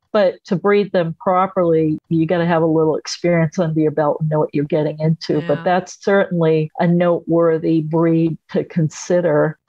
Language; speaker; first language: English; native; English